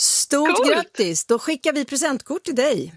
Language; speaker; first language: Swedish; native; Swedish